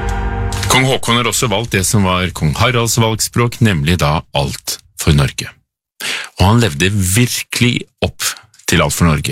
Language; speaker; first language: Norwegian; native; Norwegian